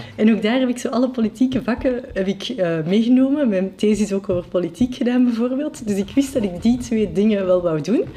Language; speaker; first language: Dutch; non-native, local second language; French